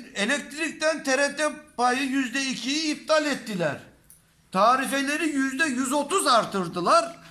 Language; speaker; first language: Turkish; native; Turkish